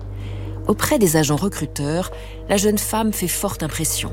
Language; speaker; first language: French; native; French